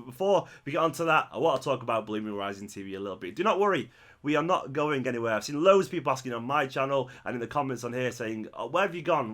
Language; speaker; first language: English; native; English